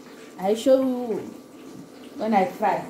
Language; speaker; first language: English; non-native, learner; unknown